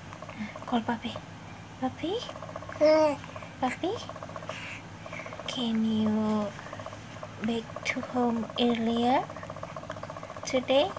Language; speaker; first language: English; non-native, learner; Indonesian